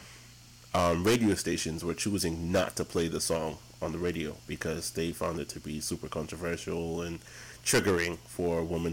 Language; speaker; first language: English; early bilingual, other home language; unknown